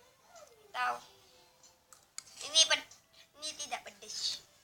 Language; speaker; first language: Indonesian; non-native, local second language; Javanese